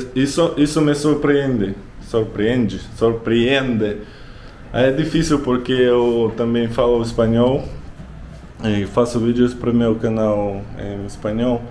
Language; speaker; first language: Portuguese; non-native, learner; Russian